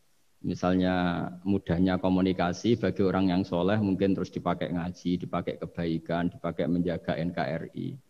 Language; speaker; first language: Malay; non-native, local second language; Javanese